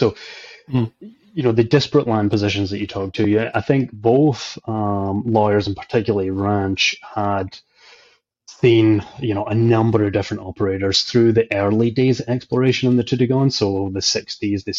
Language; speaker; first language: English; native; English